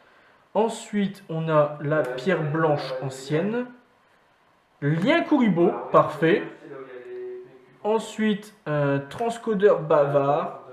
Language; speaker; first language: French; native; French